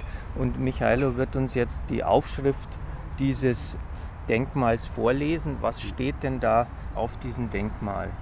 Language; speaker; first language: German; native; German